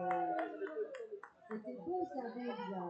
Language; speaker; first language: French; native; French